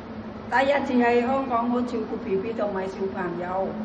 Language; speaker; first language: Cantonese; non-native, fluent; Indonesian